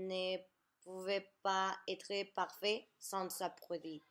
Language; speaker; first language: French; non-native, learner; Spanish